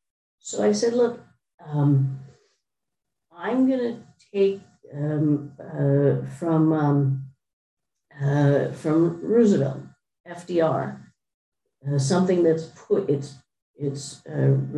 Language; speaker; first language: English; native; English